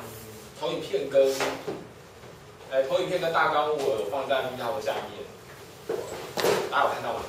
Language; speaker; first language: Chinese; native; Chinese